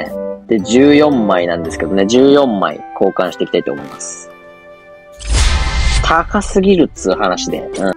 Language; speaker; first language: Japanese; native; Japanese